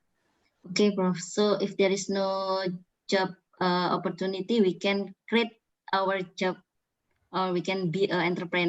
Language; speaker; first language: English; non-native, learner; Indonesian